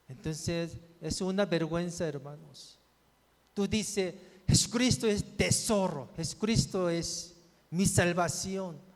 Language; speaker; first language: Spanish; non-native, fluent; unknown